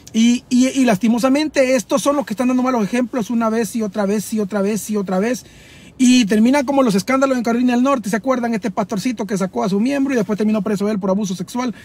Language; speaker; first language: Spanish; native; Spanish